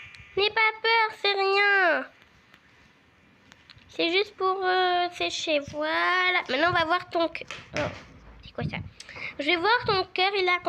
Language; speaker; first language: French; native; French